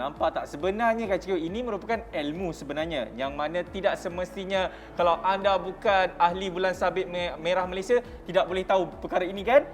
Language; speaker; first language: Malay; native; Malay